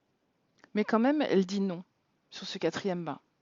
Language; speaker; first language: French; native; French